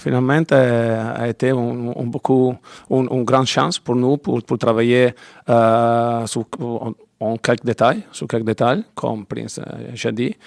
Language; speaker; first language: French; non-native, learner; Italian